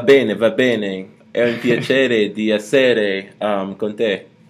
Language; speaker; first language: Italian; non-native, learner; English